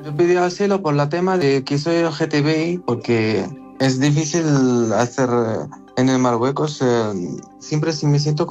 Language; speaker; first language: Spanish; non-native, learner; Arabic